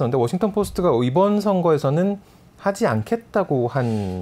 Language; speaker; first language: Korean; native; Korean